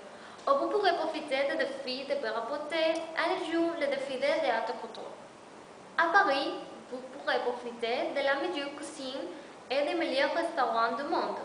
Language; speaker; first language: French; non-native, learner; Spanish